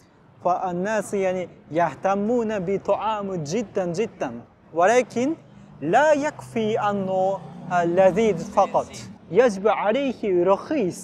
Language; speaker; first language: Arabic; non-native, fluent; Japanese